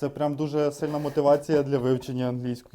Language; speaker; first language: Ukrainian; native; Ukrainian